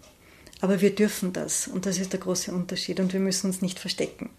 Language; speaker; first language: German; native; German